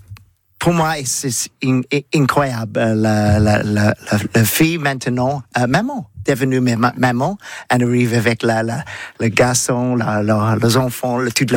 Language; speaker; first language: French; non-native, learner; English